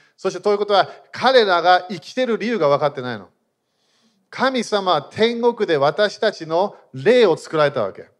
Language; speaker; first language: Japanese; non-native, fluent; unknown